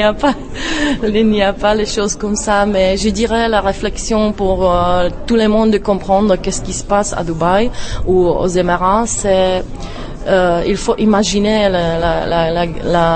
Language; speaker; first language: French; non-native, fluent; Czech